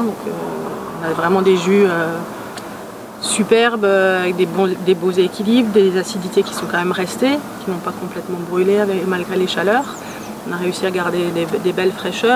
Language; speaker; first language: French; native; French